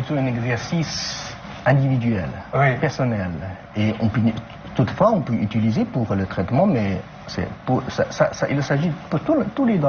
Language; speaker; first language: French; non-native, fluent; Chinese